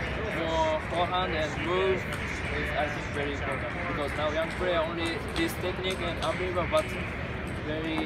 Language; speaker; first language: English; non-native, learner; Japanese